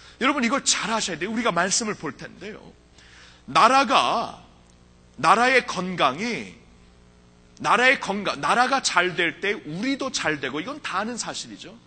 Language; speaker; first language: Korean; early bilingual, heritage; Korean